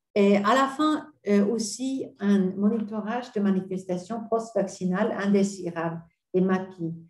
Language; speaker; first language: French; non-native, fluent; Swedish